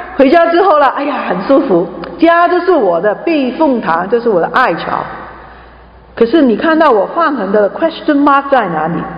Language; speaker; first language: Chinese; non-native, local second language; Cantonese